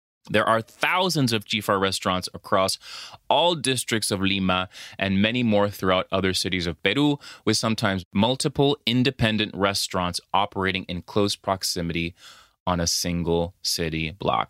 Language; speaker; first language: English; native; English